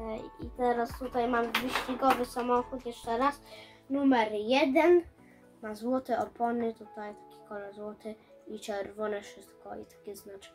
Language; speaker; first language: Polish; early bilingual, heritage; Polish